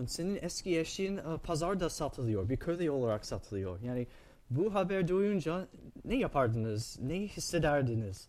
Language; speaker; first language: Turkish; non-native, fluent; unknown